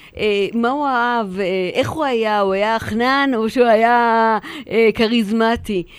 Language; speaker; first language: Hebrew; early bilingual, other home language; Polish